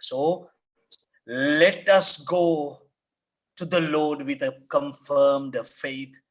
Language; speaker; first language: English; non-native, local second language; Sinhala